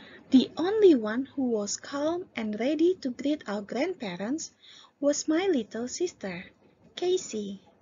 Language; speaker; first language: English; non-native, fluent; Indonesian